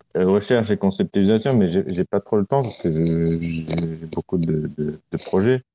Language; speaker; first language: French; non-native, fluent; Romanian